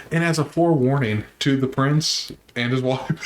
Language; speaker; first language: English; native; English